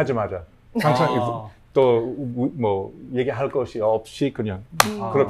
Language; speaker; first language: Korean; non-native, learner; English